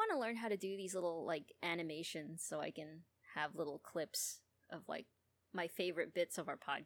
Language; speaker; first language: English; non-native, local second language; Filipino